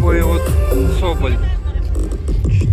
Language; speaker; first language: Russian; native; Russian